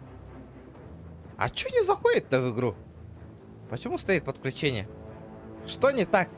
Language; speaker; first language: Russian; native; Russian